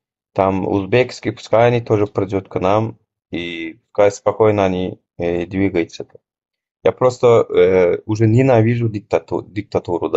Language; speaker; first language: Russian; non-native, local second language; Turkmen